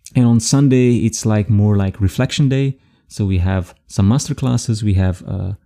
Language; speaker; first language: English; non-native, fluent; Dutch